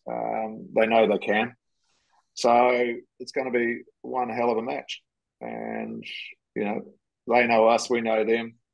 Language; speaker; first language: English; native; English